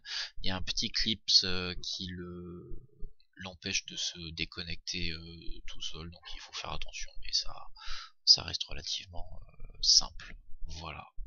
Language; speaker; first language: French; native; French